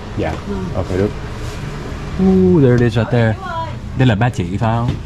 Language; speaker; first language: Vietnamese; non-native, learner; English